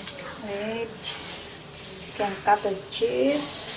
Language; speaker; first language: English; non-native, learner; Indonesian